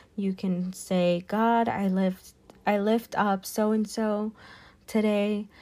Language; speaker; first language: English; early bilingual, other home language; Spanish